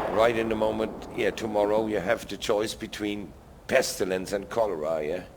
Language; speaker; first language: English; non-native, fluent; German